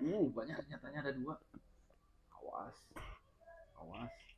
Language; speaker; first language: Indonesian; native; Indonesian